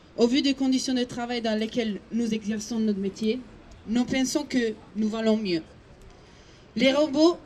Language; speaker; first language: French; non-native, fluent; Italian